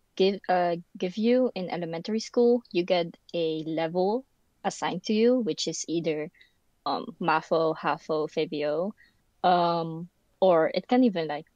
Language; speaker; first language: English; non-native, fluent; Dutch